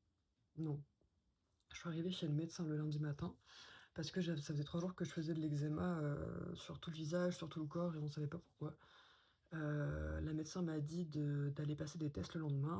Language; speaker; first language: French; native; French